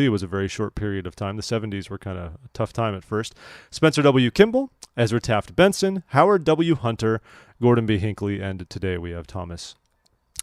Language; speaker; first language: English; native; English